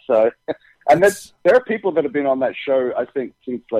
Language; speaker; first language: English; native; English